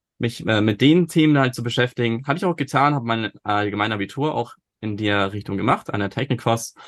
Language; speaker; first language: German; early bilingual, other home language; Russian